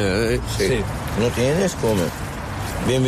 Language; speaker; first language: Spanish; non-native, learner; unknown